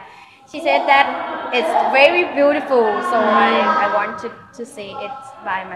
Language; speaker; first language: English; non-native, learner; Thai